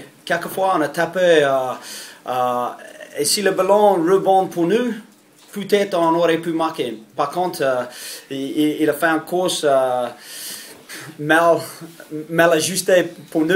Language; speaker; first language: French; non-native, fluent; English